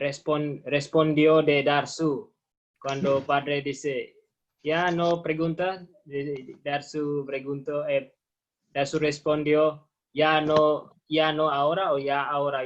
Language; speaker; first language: Spanish; non-native, learner; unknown